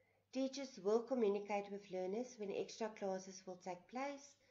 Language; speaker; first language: English; non-native, local second language; Afrikaans